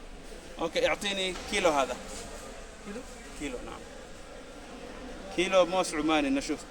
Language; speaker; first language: Arabic; non-native, learner; Somali